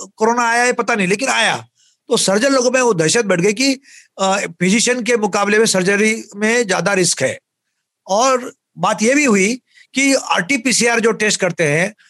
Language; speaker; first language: Hindi; native; Hindi